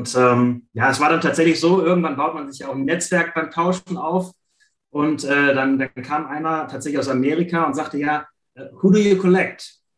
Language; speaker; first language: German; native; German